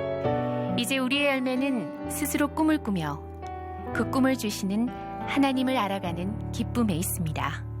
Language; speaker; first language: Korean; native; Korean